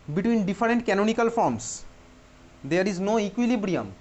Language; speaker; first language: English; non-native, local second language; Bangla